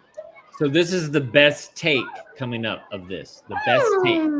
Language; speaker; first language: English; native; English